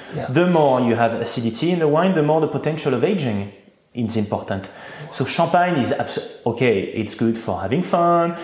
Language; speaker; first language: English; non-native, fluent; French